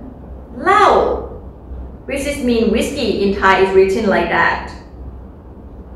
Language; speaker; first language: English; non-native, learner; Thai